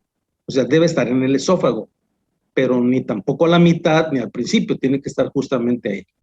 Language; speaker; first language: Spanish; native; Spanish